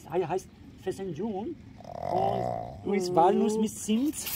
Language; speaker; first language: German; non-native, learner; Persian